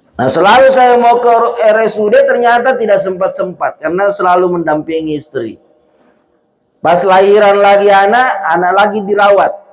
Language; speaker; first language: Indonesian; non-native, local second language; Buginese